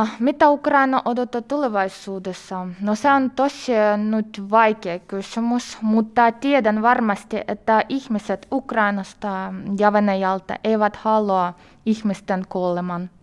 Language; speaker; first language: Finnish; non-native, learner; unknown